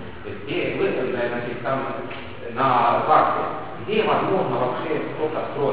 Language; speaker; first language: Russian; non-native, local second language; Estonian